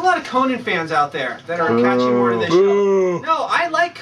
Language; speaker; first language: English; native; English